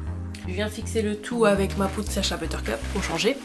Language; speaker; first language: French; native; French